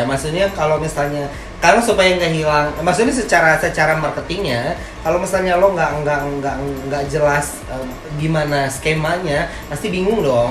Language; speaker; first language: Indonesian; native; Indonesian